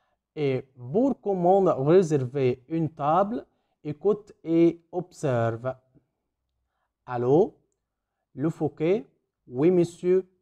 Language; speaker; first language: French; non-native, fluent; Arabic